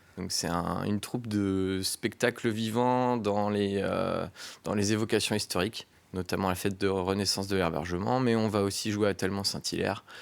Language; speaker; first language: French; native; French